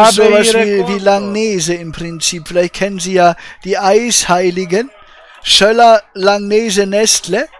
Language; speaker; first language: German; native; German